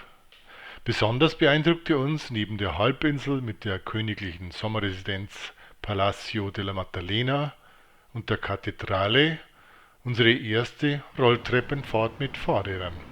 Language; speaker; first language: German; native; German